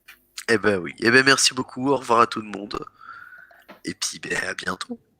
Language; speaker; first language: French; native; French